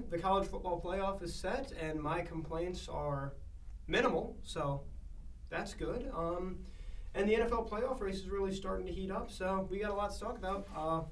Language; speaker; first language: English; native; English